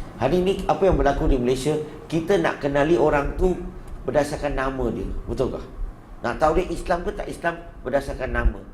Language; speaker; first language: Malay; non-native, local second language; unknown